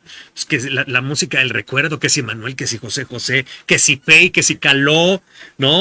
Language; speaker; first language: Spanish; native; Spanish